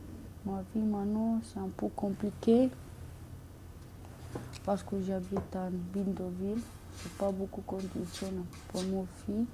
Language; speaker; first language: French; non-native, learner; Romanian